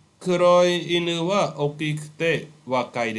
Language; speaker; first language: Japanese; non-native, fluent; Khmer